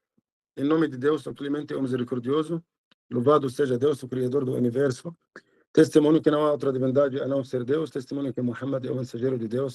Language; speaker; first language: Portuguese; non-native, fluent; Arabic